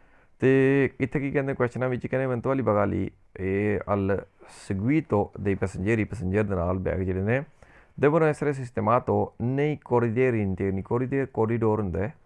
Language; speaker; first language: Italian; non-native, learner; Punjabi